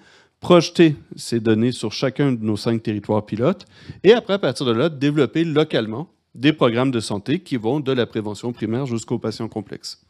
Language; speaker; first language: French; native; French